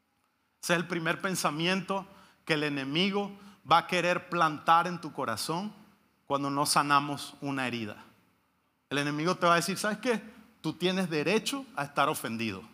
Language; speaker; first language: Spanish; native; Spanish